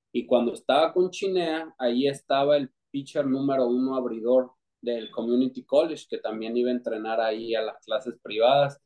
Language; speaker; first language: Spanish; native; Spanish